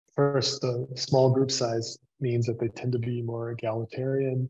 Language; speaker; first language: English; native; English